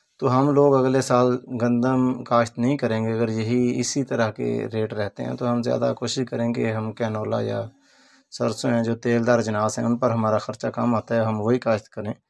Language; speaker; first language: Urdu; non-native, local second language; Punjabi